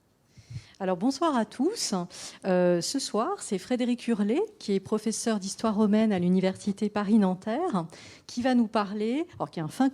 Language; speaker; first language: French; native; French